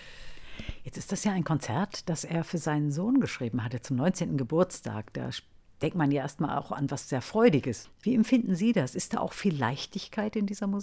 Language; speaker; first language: German; native; German